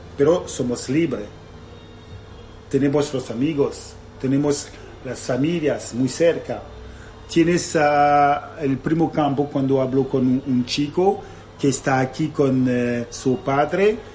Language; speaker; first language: Spanish; non-native, learner; Italian